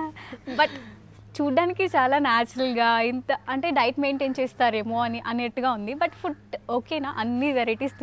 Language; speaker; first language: Telugu; native; Telugu